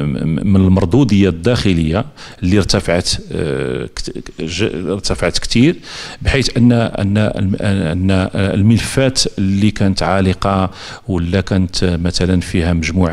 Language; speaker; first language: Arabic; native; Arabic